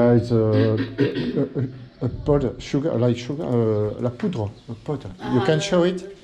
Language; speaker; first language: English; non-native, learner; French